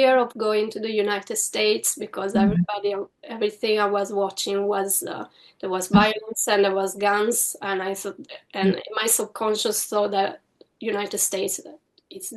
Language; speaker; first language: English; non-native, fluent; Italian